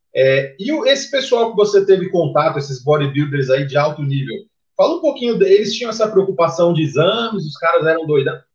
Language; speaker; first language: Portuguese; non-native, fluent; Dutch